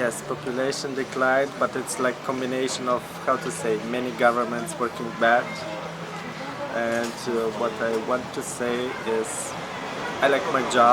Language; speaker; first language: English; non-native, fluent; Macedonian